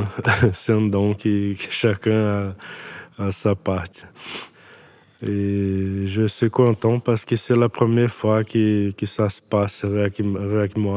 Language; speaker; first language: French; non-native, learner; Portuguese